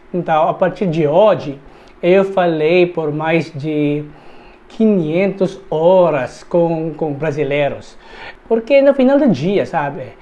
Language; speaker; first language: Portuguese; non-native, learner; Filipino